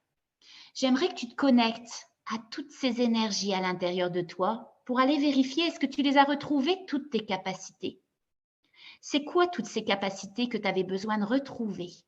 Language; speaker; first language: French; native; French